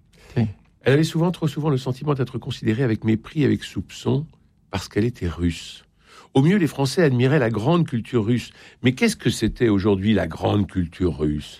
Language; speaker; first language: French; native; French